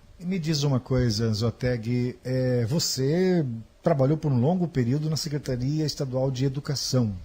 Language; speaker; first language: Portuguese; native; Portuguese